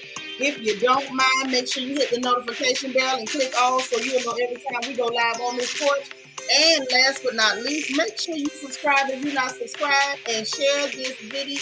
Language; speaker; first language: English; native; English